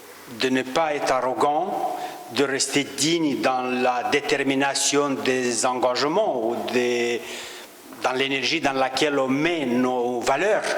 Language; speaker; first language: French; non-native, local second language; Romanian